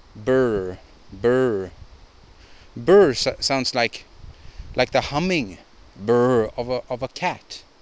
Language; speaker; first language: English; non-native, fluent; Swedish